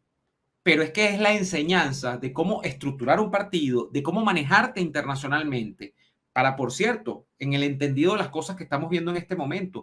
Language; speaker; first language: Spanish; native; Spanish